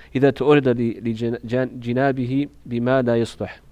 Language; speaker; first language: Arabic; non-native, fluent; English